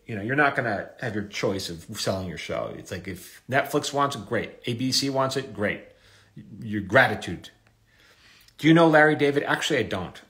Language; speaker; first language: English; native; English